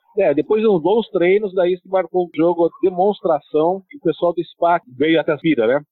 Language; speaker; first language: Portuguese; early bilingual, other home language; Italian